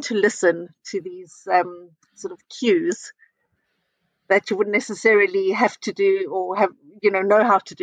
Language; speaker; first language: English; native; English